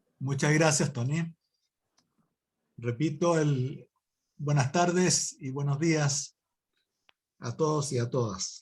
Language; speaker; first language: Spanish; native; Spanish